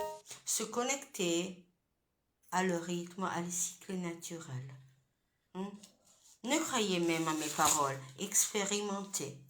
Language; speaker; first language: French; non-native, fluent; Italian